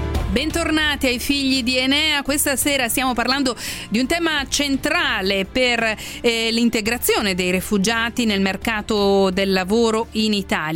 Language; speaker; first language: Italian; native; Italian